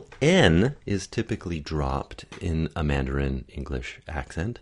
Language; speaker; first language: English; native; English